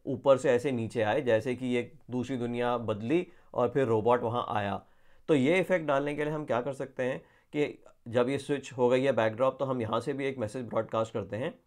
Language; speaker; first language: Hindi; native; Hindi